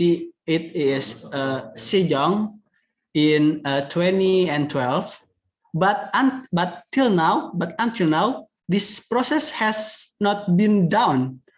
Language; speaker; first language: English; non-native, learner; Indonesian